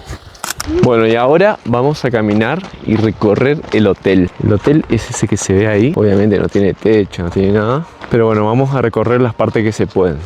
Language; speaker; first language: Spanish; native; Spanish